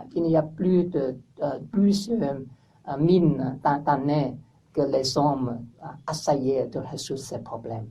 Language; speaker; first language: French; non-native, learner; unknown